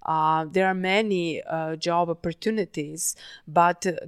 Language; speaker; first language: English; non-native, fluent; Serbian